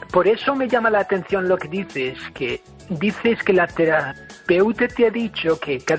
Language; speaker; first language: Spanish; non-native, fluent; English